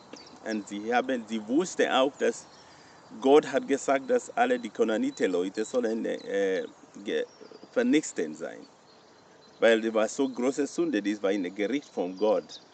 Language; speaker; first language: German; non-native, fluent; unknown